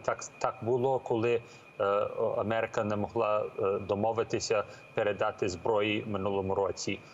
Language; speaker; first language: Ukrainian; early bilingual, heritage; Ukrainian